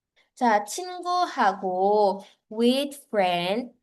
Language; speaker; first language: Korean; non-native, fluent; Filipino